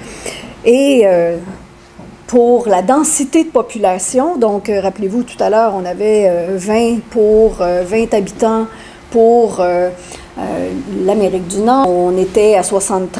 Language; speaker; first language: French; native; French